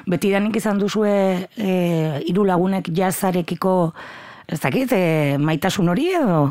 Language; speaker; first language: Basque; native; Basque